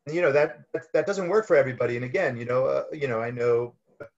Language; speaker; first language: English; native; English